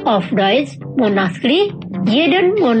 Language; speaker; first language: German; non-native, fluent; Indonesian